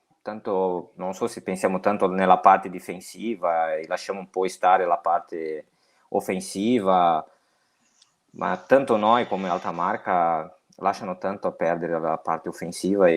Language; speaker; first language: Italian; non-native, fluent; Portuguese